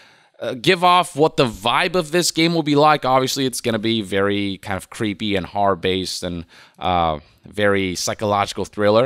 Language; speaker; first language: English; native; English